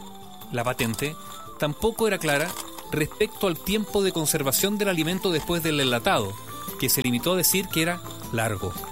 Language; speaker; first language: Spanish; native; Spanish